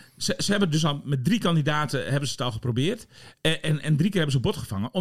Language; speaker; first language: Dutch; native; Dutch